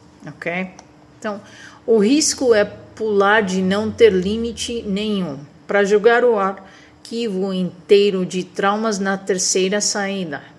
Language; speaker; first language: Portuguese; non-native, fluent; Spanish